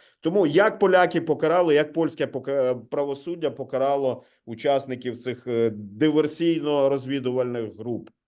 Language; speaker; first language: Ukrainian; native; Ukrainian